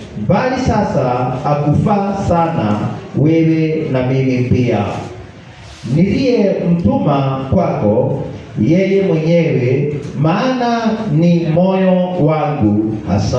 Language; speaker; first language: Swahili; non-native, local second language; Kikuyu